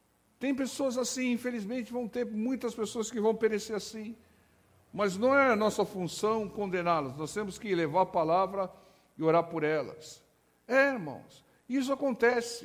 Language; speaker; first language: Portuguese; native; Portuguese